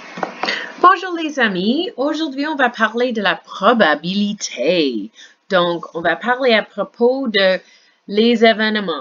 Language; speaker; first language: French; non-native, fluent; English